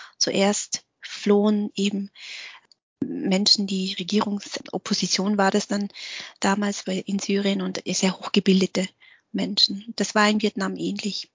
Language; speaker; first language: German; early bilingual, other home language; Vietnamese